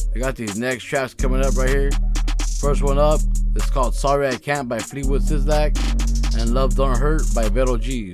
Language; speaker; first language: English; early bilingual, other home language; Spanish